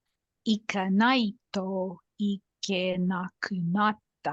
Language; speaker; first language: Japanese; non-native, learner; English